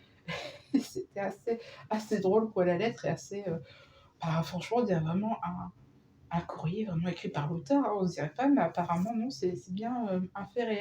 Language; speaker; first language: French; native; French